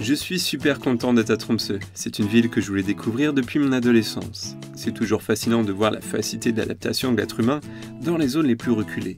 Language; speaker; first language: French; native; French